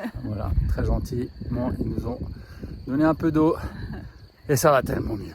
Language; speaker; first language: French; native; French